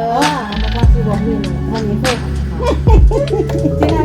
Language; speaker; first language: Chinese; non-native, learner; Indonesian